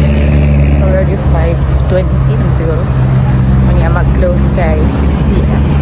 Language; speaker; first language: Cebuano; native; Cebuano